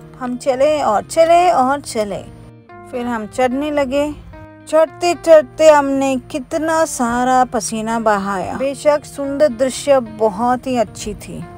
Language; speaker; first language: Hindi; non-native, local second language; Malayalam